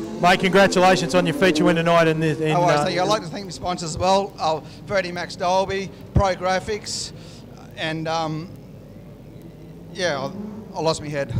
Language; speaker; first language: English; native; English